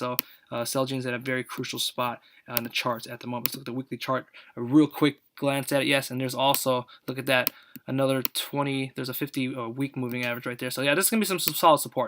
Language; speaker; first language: English; native; English